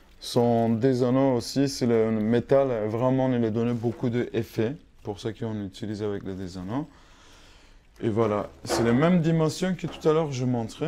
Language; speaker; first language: French; non-native, learner; Kurdish